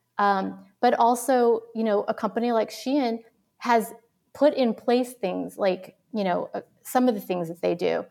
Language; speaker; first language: English; early bilingual, other home language; Vietnamese